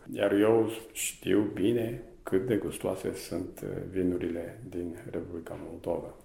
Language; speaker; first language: Romanian; non-native, fluent; Japanese